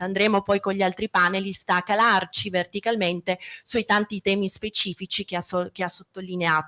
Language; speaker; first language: Italian; native; Italian